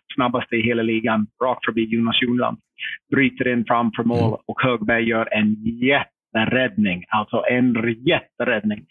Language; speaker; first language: Swedish; non-native, fluent; English